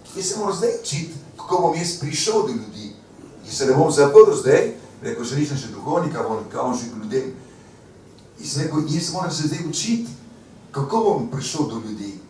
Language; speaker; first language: Slovenian; early bilingual, heritage; Slovenian